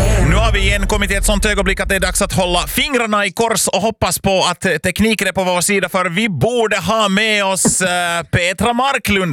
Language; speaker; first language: Swedish; native; Swedish